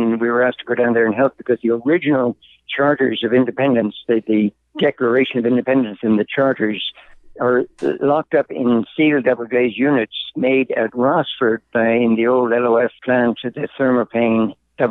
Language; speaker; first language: English; native; English